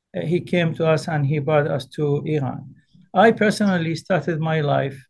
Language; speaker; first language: English; early bilingual, other home language; Arabic